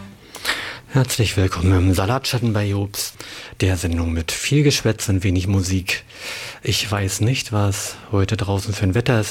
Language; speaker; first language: German; native; German